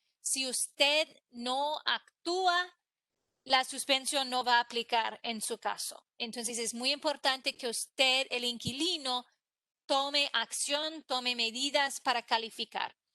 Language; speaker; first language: Spanish; non-native, fluent; English